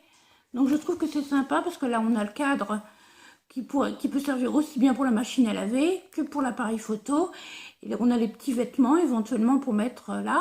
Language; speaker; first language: French; native; French